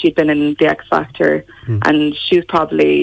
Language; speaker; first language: English; native; English